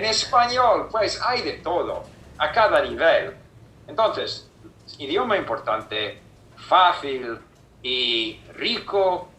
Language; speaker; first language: Spanish; non-native, fluent; English